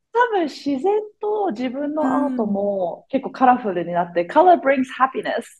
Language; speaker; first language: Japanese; early bilingual, heritage; Japanese